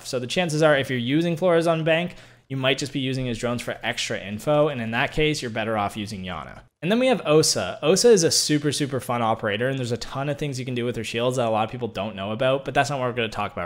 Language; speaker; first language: English; native; English